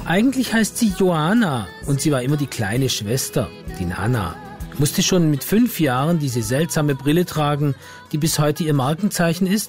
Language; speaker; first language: German; native; German